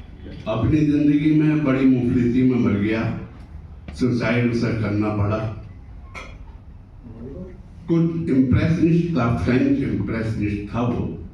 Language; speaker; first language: Hindi; native; Hindi